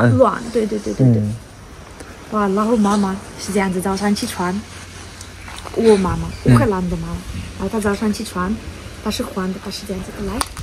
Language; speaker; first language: Chinese; non-native, learner; Ukrainian